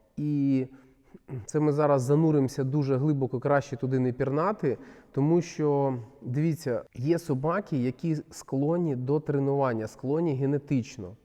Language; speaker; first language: Ukrainian; non-native, local second language; Russian